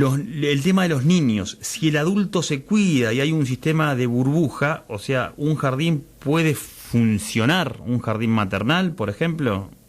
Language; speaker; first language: Spanish; native; Spanish